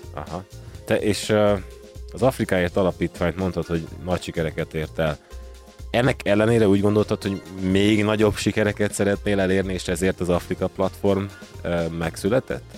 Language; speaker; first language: Hungarian; native; Hungarian